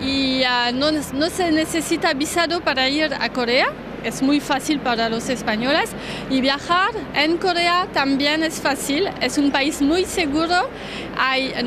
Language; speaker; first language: Spanish; non-native, fluent; Korean